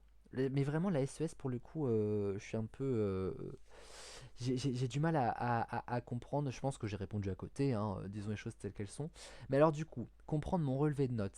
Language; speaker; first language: French; native; French